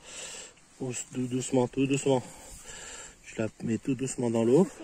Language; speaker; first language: French; native; French